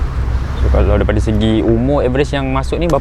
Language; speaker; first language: Malay; native; Malay